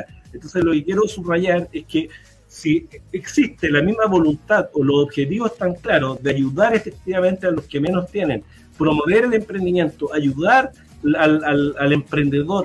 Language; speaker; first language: Spanish; native; Spanish